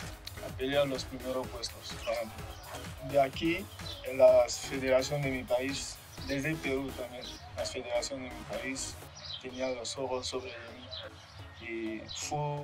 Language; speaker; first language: Spanish; non-native, learner; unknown